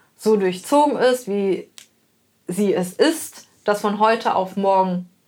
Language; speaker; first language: German; native; German